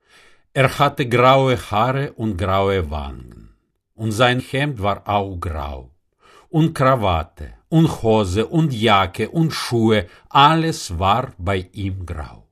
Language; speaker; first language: German; non-native, fluent; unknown